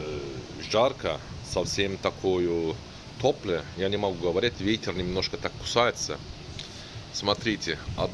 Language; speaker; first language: Russian; non-native, learner; Turkish